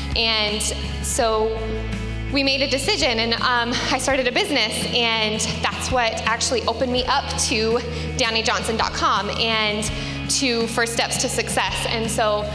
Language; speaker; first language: English; native; English